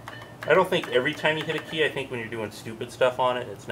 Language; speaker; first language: English; native; English